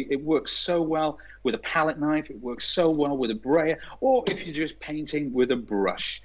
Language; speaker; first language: English; native; English